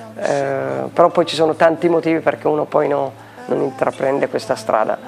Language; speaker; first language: Italian; native; Italian